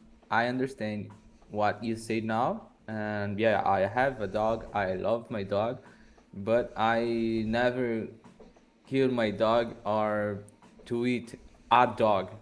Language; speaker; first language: English; non-native, learner; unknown